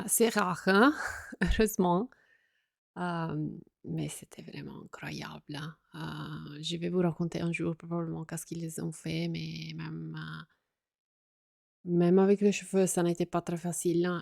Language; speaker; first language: French; non-native, fluent; Italian